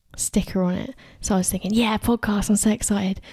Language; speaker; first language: English; native; English